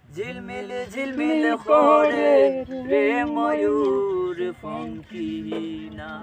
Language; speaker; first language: Bangla; non-native, local second language; Sylheti